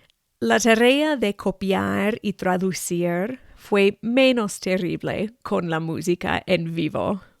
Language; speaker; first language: Spanish; non-native, fluent; English